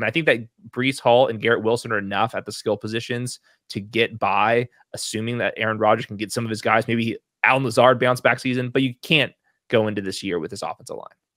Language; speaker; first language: English; native; English